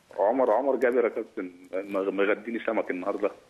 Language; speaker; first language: Arabic; native; Arabic